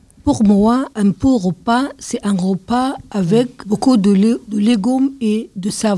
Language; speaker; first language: French; non-native, learner; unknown